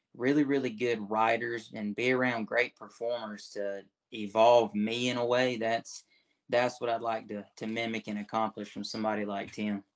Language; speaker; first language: English; native; English